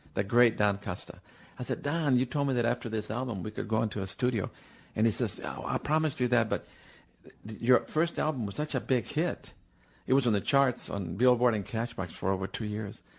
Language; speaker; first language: English; native; English